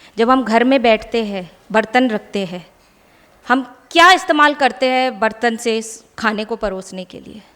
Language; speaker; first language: Hindi; native; Hindi